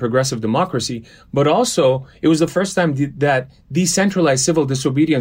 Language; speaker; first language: English; early bilingual, other home language; Armenian